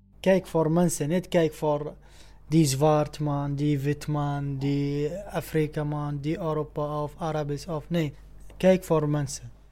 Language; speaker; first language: Dutch; non-native, learner; Arabic